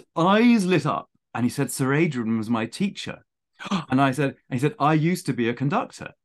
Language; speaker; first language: English; native; English